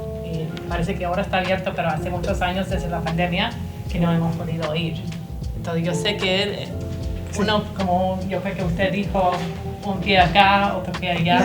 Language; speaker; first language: Spanish; non-native, fluent; English